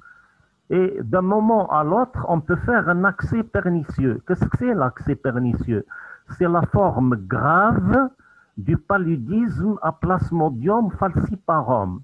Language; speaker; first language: French; non-native, local second language; Arabic